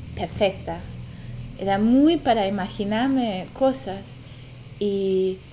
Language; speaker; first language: Spanish; non-native, fluent; German